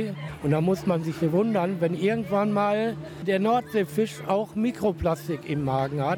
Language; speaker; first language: German; native; German